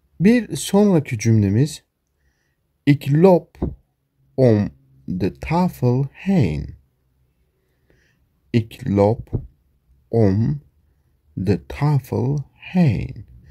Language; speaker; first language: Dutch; non-native, learner; Turkish